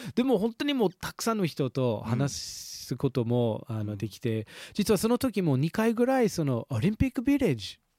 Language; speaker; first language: Japanese; non-native, fluent; English